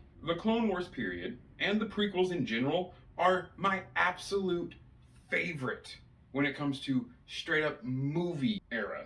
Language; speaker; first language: English; native; English